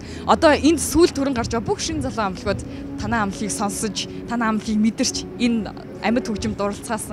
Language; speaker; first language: Mongolian; native; Mongolian